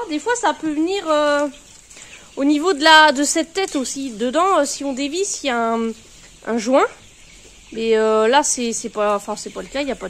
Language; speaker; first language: French; native; French